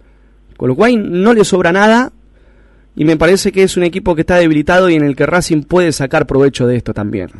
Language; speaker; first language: Spanish; native; Spanish